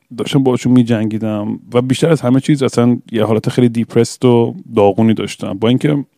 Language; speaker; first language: Persian; early bilingual, heritage; English